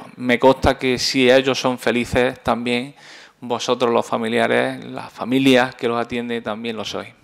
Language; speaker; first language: Spanish; native; Spanish